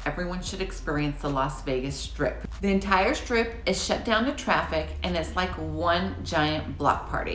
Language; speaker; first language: English; native; English